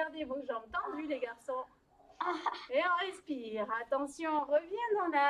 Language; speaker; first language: French; native; French